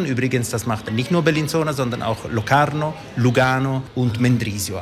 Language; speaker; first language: German; non-native, local second language; Italian